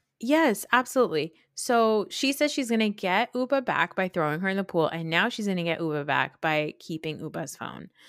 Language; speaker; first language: English; early bilingual, other home language; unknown